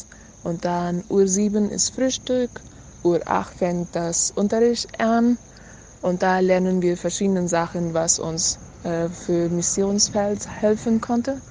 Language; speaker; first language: German; non-native, learner; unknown